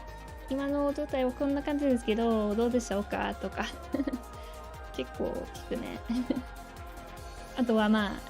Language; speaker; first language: Japanese; non-native, fluent; English